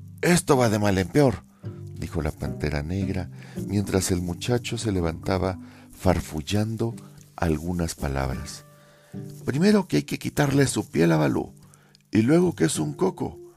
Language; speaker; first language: Spanish; native; Spanish